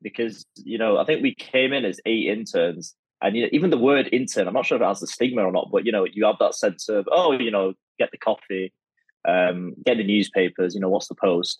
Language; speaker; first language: English; native; English